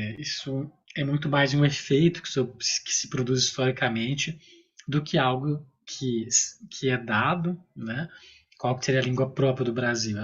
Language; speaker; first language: Portuguese; native; Portuguese